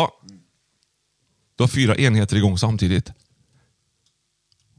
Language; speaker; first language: Swedish; native; Swedish